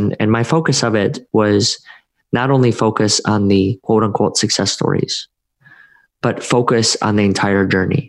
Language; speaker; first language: English; early bilingual, other home language; Russian